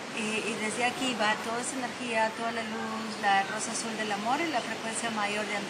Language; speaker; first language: Spanish; native; Spanish